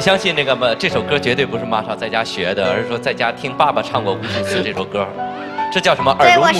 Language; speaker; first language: Chinese; native; Chinese